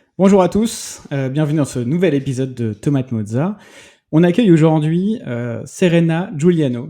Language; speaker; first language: French; native; French